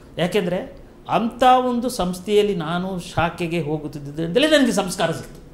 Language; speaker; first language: Kannada; non-native, local second language; Kodava